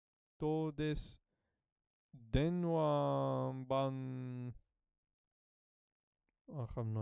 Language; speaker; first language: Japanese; non-native, learner; English